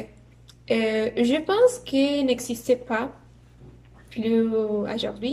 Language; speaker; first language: French; non-native, learner; Spanish